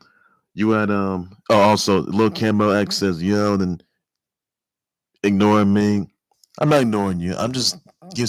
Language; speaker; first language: English; native; English